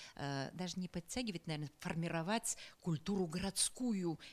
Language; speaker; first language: Russian; native; Russian